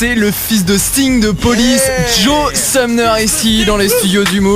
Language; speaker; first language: French; native; French